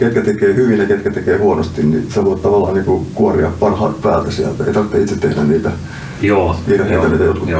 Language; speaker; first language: Finnish; native; Finnish